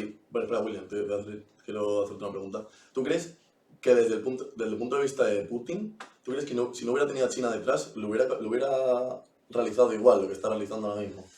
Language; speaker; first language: Spanish; native; Spanish